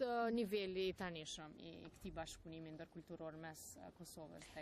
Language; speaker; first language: Albanian; native; Albanian